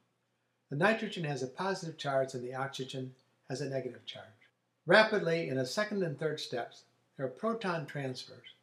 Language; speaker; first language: English; native; English